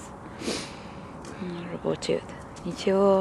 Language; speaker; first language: Russian; non-native, learner; English